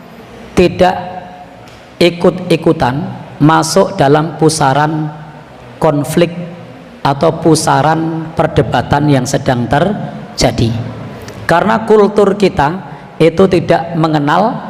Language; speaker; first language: Indonesian; native; Indonesian